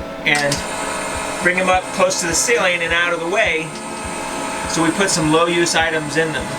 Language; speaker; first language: English; native; English